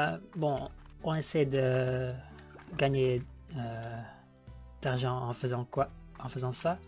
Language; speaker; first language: French; non-native, learner; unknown